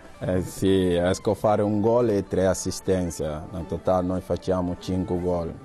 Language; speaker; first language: Italian; non-native, learner; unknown